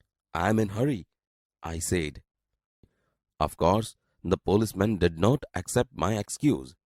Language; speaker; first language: English; non-native, local second language; Gujarati